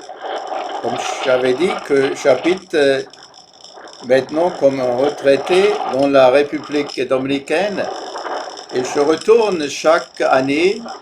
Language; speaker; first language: French; non-native, fluent; German